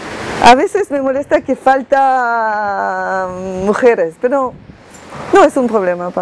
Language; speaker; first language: Spanish; non-native, fluent; French